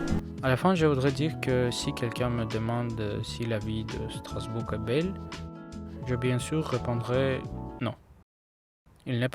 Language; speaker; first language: French; non-native, learner; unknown